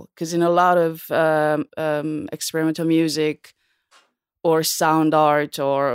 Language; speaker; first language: English; non-native, fluent; Korean